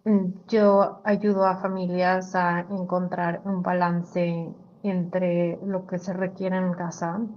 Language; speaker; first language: Spanish; early bilingual, other home language; English